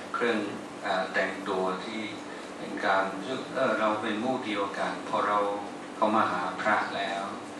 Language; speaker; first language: Thai; non-native, fluent; English